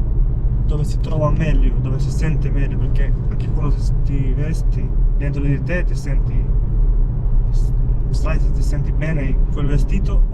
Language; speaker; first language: Italian; non-native, fluent; Albanian